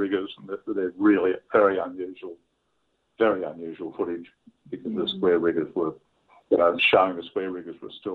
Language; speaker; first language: English; native; English